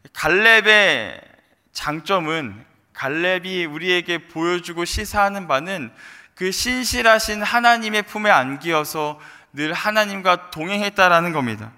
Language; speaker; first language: Korean; native; Korean